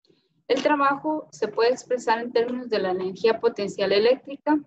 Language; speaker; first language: Spanish; native; Spanish